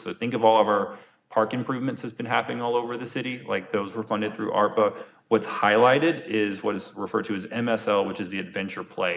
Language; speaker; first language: English; native; English